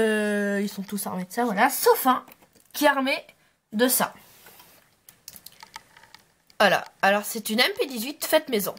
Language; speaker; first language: French; native; French